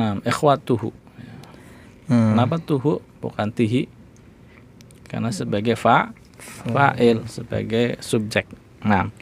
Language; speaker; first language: Indonesian; native; Indonesian